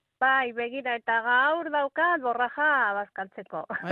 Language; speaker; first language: Basque; non-native, local second language; Spanish